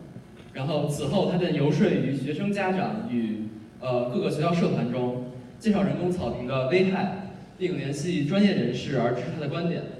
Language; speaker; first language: Chinese; native; Chinese